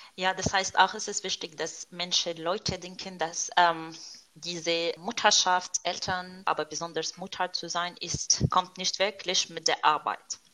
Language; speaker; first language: German; non-native, fluent; Arabic